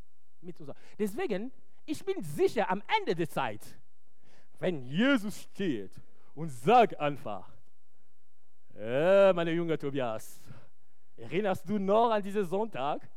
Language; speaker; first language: German; non-native, fluent; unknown